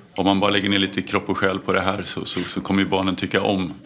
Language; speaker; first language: Swedish; native; Swedish